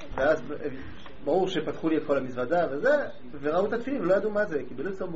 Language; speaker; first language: Hebrew; native; Hebrew